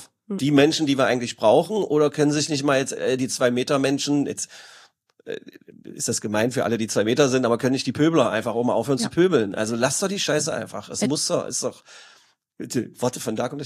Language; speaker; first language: German; native; German